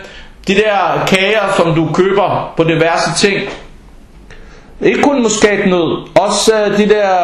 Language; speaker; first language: Danish; non-native, fluent; Arabic